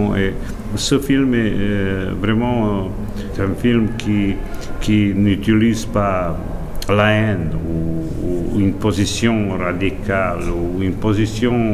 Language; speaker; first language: French; non-native, fluent; Serbian